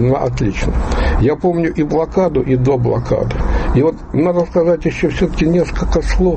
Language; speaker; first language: Russian; native; Russian